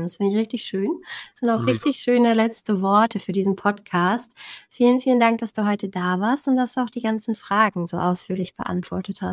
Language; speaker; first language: German; native; German